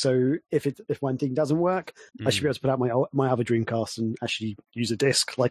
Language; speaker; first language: English; native; English